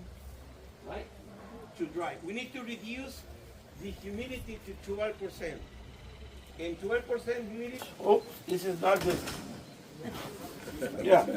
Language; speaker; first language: English; non-native, learner; Spanish